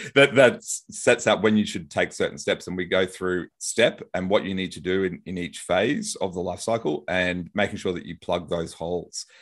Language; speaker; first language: English; native; English